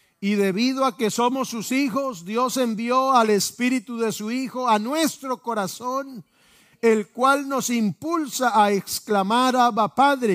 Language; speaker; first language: Spanish; native; Spanish